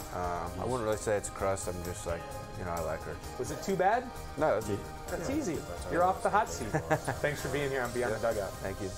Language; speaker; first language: English; native; English